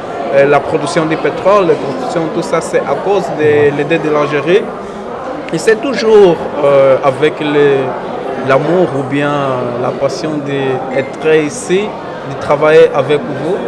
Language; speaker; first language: French; non-native, fluent; Portuguese